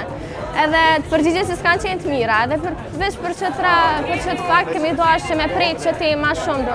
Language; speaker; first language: Albanian; native; Albanian